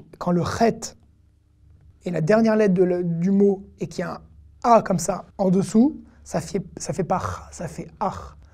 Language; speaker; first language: French; native; French